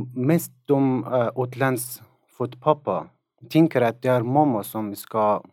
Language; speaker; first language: Swedish; non-native, fluent; Persian